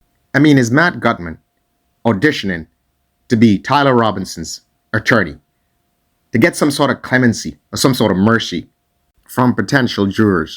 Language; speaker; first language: English; native; English